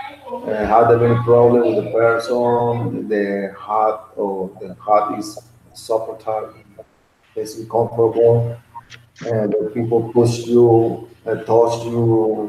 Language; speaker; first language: English; non-native, learner; Spanish